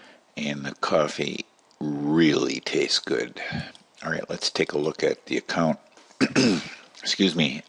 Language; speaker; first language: English; native; English